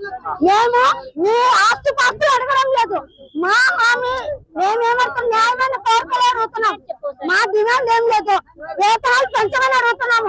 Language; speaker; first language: Telugu; native; Telugu